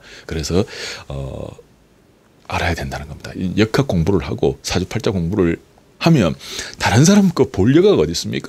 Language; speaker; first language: Korean; native; Korean